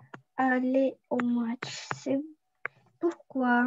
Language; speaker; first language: French; non-native, learner; Russian